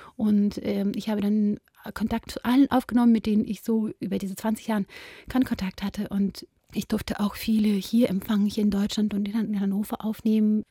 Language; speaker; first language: German; non-native, fluent; Russian